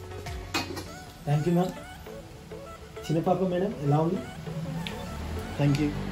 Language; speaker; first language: Telugu; native; Telugu